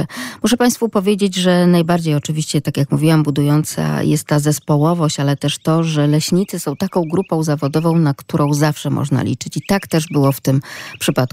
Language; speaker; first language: Polish; native; Polish